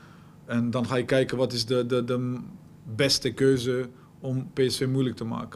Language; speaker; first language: Dutch; non-native, fluent; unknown